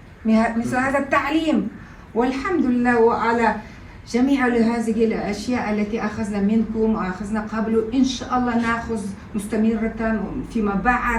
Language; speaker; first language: Arabic; non-native, fluent; Kazakh